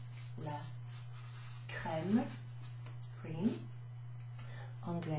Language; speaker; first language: French; non-native, fluent; English